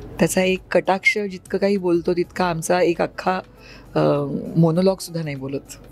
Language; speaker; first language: Marathi; native; Marathi